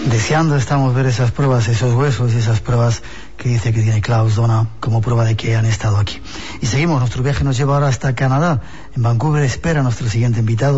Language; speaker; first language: Spanish; native; Spanish